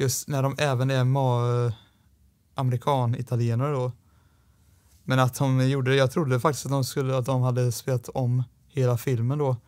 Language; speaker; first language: Swedish; native; Swedish